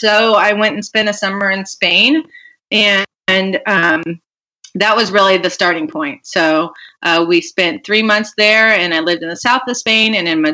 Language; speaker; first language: English; native; English